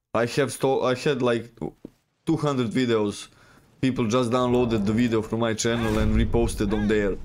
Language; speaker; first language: English; non-native, fluent; Serbian